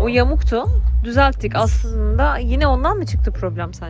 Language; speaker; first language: Turkish; native; Turkish